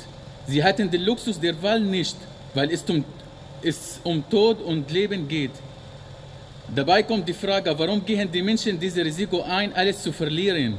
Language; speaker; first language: German; non-native, learner; Arabic